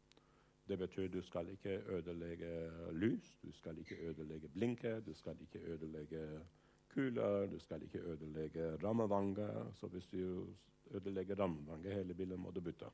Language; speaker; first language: Norwegian; non-native, fluent; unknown